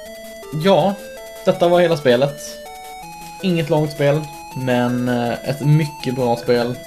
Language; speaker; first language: Swedish; native; Swedish